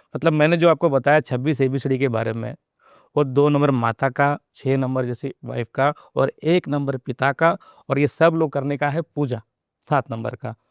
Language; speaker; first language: Hindi; non-native, local second language; Telugu